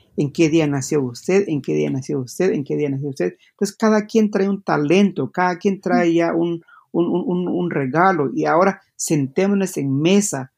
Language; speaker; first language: Spanish; non-native, local second language; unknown